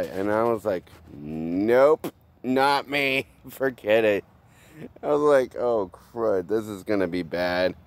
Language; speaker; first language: English; native; English